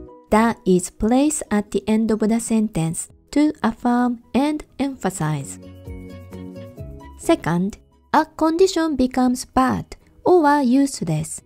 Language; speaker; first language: English; non-native, fluent; Japanese